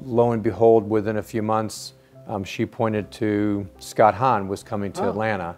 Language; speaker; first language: English; native; English